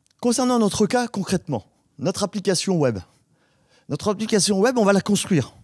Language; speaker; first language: French; native; French